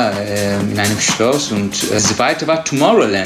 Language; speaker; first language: German; non-native, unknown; Turkish